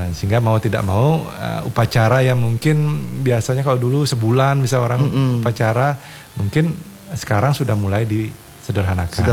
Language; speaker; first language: Indonesian; non-native, local second language; Balinese